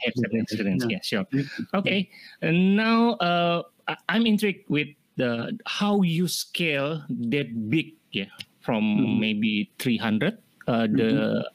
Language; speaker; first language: English; non-native, fluent; Indonesian